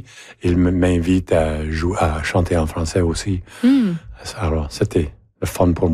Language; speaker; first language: French; non-native, local second language; English